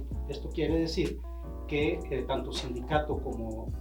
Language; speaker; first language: Spanish; native; Spanish